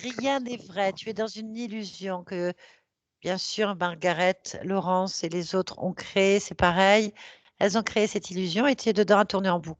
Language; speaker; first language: French; native; French